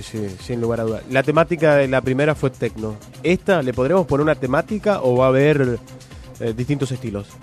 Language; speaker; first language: Spanish; native; Spanish